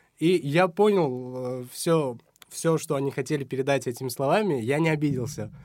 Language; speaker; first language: Russian; non-native, local second language; Uzbek